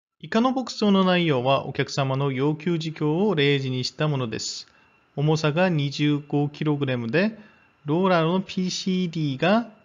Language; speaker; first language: Japanese; non-native, fluent; Korean